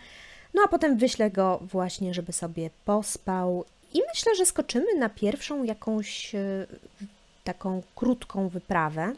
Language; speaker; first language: Polish; native; Polish